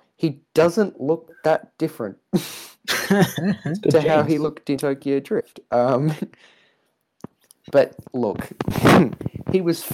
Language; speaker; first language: English; native; English